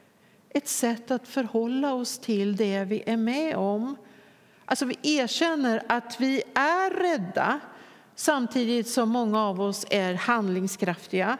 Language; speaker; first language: Swedish; native; Swedish